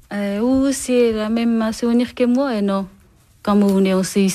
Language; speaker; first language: French; non-native, learner; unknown